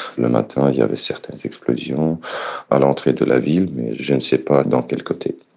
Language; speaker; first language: French; non-native, fluent; Ukrainian